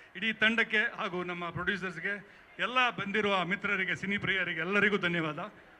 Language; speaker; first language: Kannada; non-native, local second language; Tulu